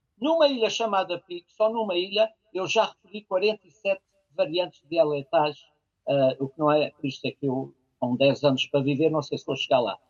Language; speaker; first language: Portuguese; native; Portuguese